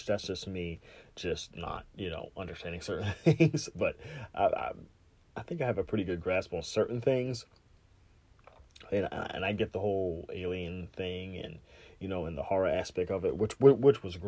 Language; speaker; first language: English; native; English